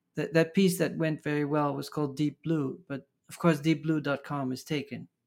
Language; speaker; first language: English; early bilingual, other home language; Dutch